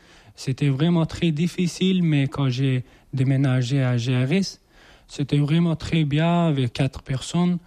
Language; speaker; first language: French; non-native, learner; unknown